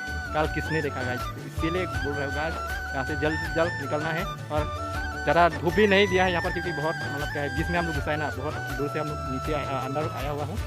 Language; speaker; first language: Hindi; non-native, local second language; Karbi